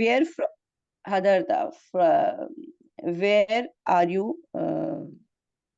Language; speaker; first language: English; non-native, learner; Arabic